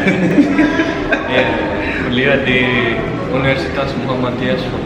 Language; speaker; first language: Indonesian; non-native, fluent; Turkmen